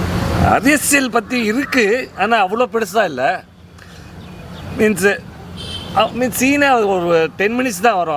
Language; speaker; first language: Tamil; native; Tamil